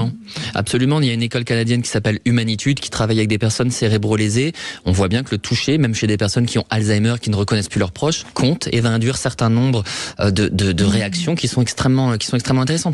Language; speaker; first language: French; native; French